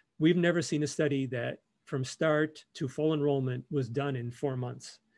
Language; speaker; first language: English; native; English